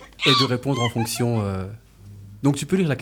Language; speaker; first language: French; native; French